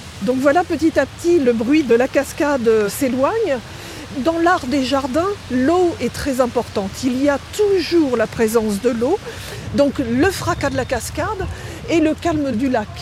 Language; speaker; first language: French; native; French